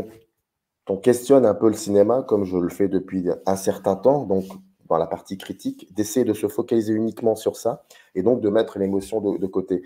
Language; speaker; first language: French; native; French